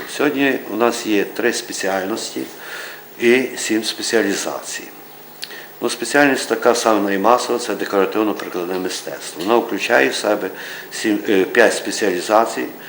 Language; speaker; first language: Ukrainian; native; Ukrainian